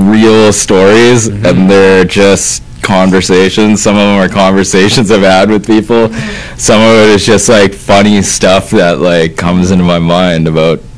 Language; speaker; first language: English; native; English